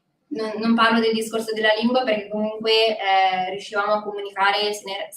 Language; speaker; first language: Italian; native; Italian